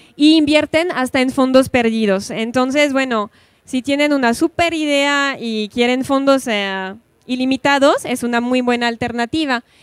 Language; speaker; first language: Spanish; non-native, fluent; French